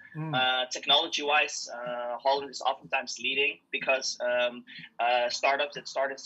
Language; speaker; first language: English; non-native, fluent; Dutch